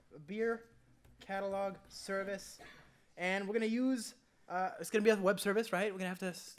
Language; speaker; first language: English; native; English